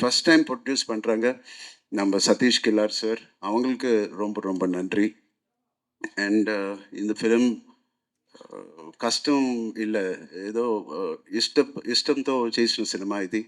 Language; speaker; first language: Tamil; non-native, learner; Telugu